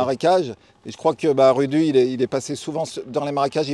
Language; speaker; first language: French; native; French